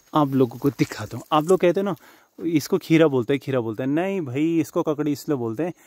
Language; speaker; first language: Hindi; native; Hindi